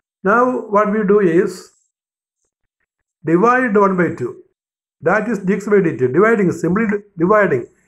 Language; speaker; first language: English; non-native, local second language; Malayalam